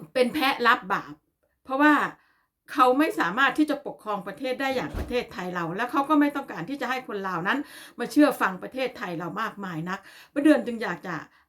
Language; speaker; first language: Thai; native; Thai